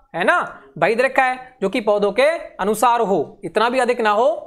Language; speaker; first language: Hindi; native; Hindi